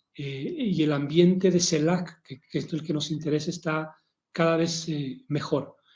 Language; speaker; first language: Spanish; native; Spanish